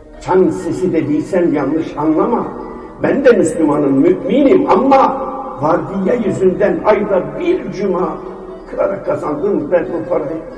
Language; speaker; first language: Turkish; native; Turkish